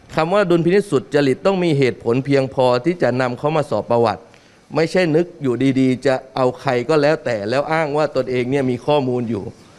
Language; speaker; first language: Thai; native; Thai